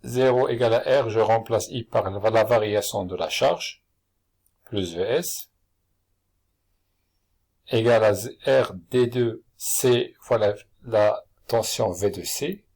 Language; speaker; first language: French; non-native, local second language; Arabic